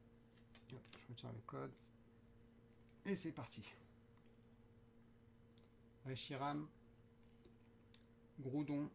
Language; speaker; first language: French; native; French